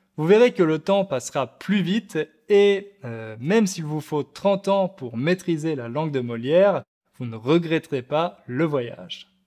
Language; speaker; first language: French; native; French